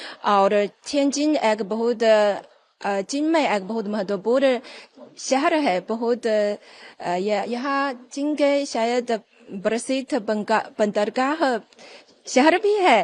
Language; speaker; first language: Hindi; non-native, fluent; Chinese